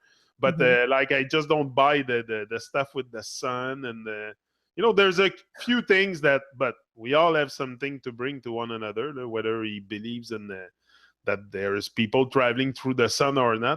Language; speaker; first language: English; non-native, fluent; French